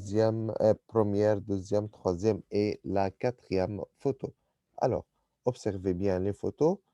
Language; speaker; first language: French; non-native, fluent; Arabic